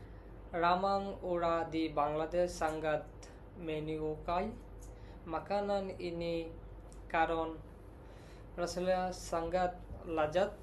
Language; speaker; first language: Indonesian; non-native, learner; Bangla